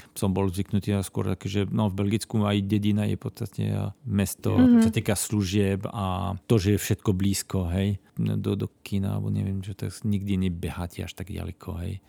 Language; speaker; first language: Slovak; non-native, fluent; French